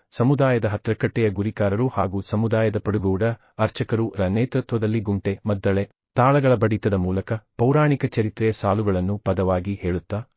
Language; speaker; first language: Kannada; native; Kannada